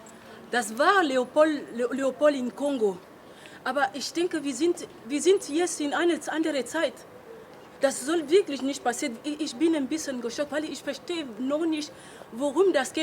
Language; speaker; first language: German; non-native, learner; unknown